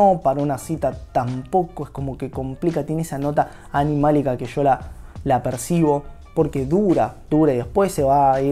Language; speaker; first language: Spanish; native; Spanish